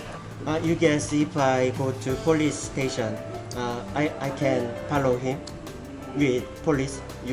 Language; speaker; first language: English; non-native, learner; Korean